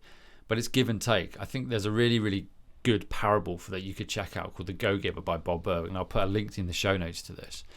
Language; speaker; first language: English; native; English